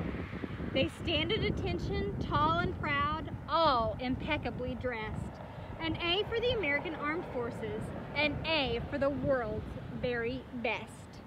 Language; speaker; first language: English; native; English